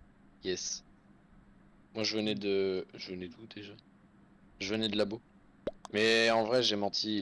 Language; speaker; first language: French; native; French